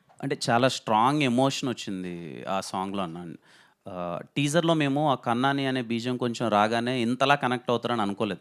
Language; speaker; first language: Telugu; native; Telugu